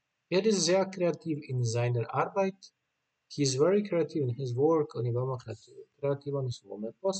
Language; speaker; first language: English; non-native, learner; Bosnian